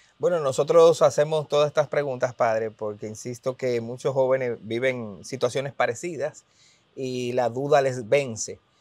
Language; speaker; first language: Spanish; native; Spanish